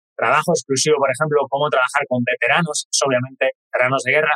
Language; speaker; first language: Spanish; native; Spanish